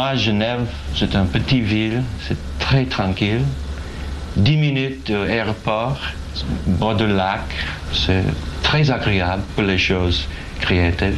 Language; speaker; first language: French; non-native, learner; English